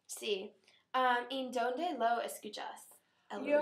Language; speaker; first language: Spanish; non-native, learner; English